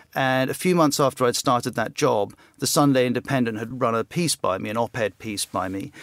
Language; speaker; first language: English; native; English